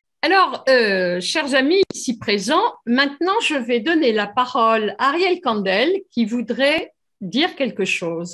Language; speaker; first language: French; native; French